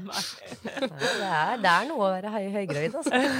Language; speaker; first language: Norwegian; native; Norwegian